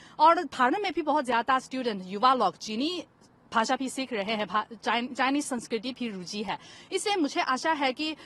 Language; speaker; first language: Hindi; non-native, fluent; Chinese